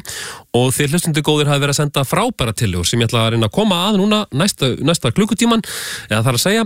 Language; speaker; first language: Icelandic; native; Icelandic